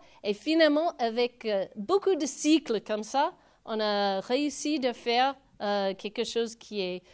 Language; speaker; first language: French; non-native, fluent; English